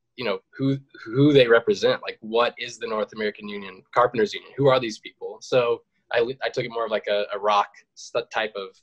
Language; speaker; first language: English; native; English